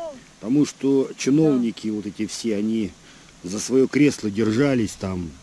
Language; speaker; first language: Russian; native; Russian